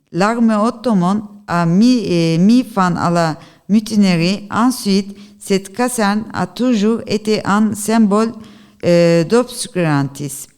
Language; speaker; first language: French; non-native, learner; Turkish